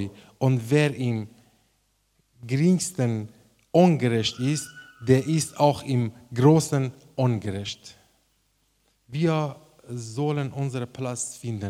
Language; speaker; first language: German; non-native, learner; Persian